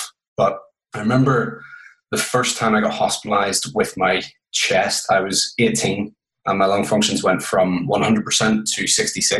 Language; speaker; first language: English; native; English